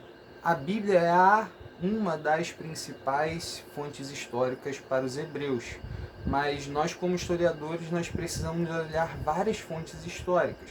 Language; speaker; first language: Portuguese; native; Portuguese